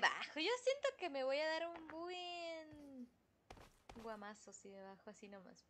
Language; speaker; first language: Spanish; native; Spanish